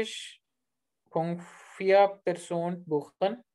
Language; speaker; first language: German; non-native, learner; Urdu